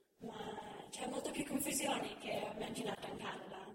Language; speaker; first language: Italian; non-native, learner; English